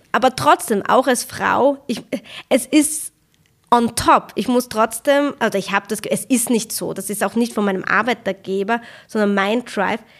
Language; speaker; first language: German; early bilingual, other home language; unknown